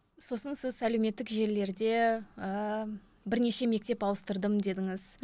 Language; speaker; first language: Kazakh; native; Kazakh